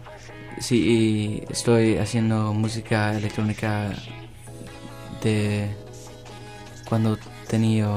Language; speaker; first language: Spanish; early bilingual, heritage; Spanish